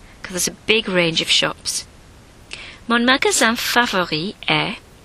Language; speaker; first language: English; native; English